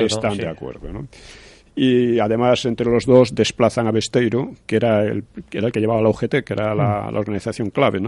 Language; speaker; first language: Spanish; native; Spanish